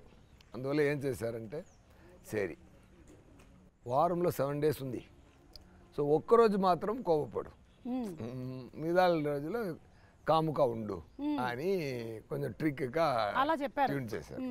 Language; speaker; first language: Telugu; non-native, learner; Tamil